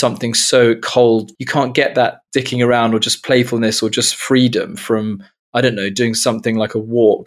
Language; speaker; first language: English; native; English